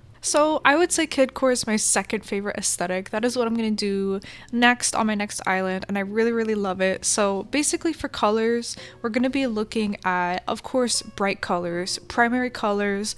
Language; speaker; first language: English; native; English